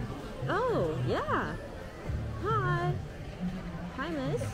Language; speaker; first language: English; non-native, fluent; Korean